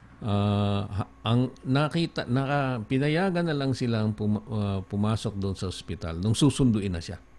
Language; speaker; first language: Filipino; native; Filipino